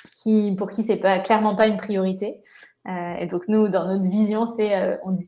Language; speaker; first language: French; native; French